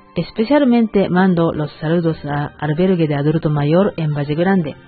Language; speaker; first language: Spanish; non-native, learner; Japanese